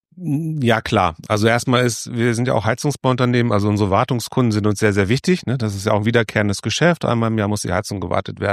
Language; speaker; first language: German; native; German